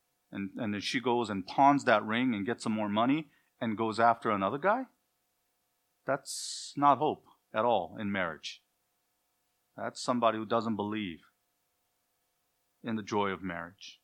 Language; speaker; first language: English; native; English